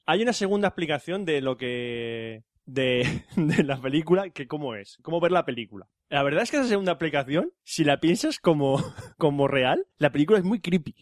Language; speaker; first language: Spanish; native; Spanish